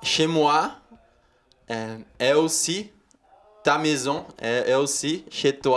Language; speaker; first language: French; non-native, learner; Portuguese